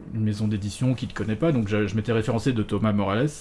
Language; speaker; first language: French; native; French